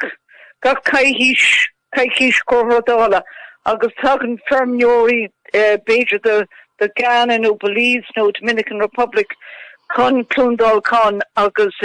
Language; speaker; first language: Irish; non-native, local second language; English